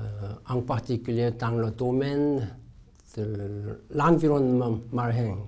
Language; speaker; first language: French; non-native, learner; Korean